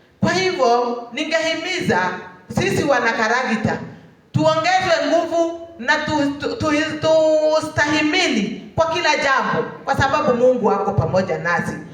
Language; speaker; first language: Swahili; non-native, local second language; Kikuyu